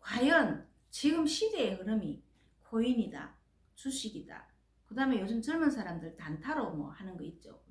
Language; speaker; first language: Korean; native; Korean